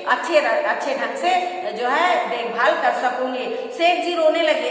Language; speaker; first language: Hindi; native; Hindi